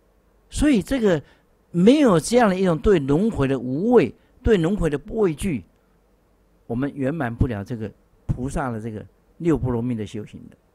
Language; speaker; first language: Chinese; native; Chinese